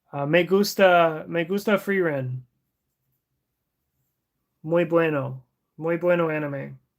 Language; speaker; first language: Spanish; non-native, learner; English